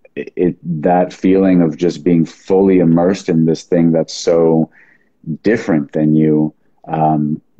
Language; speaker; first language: English; native; English